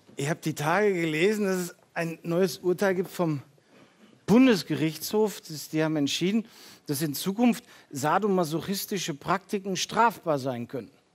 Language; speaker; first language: German; early bilingual, heritage; Dutch